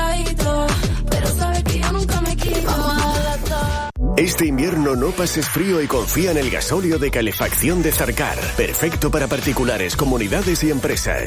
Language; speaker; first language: Spanish; native; Spanish